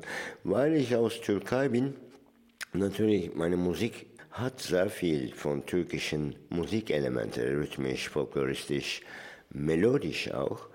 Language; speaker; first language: German; non-native, fluent; Turkish